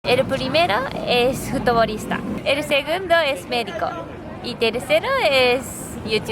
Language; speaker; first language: Spanish; non-native, fluent; Japanese